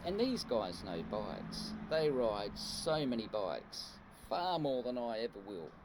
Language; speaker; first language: English; native; English